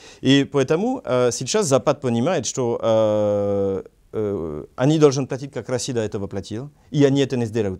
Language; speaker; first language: Russian; non-native, learner; French